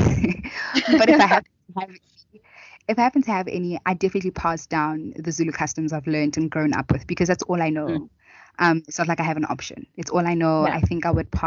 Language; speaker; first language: English; non-native, local second language; Tswana